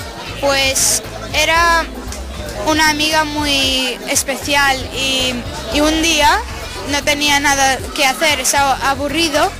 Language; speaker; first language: Spanish; early bilingual, other home language; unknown